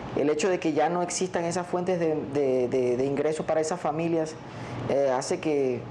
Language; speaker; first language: Spanish; native; Spanish